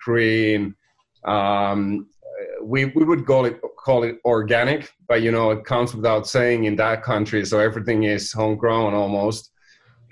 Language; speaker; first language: English; non-native, fluent; Finnish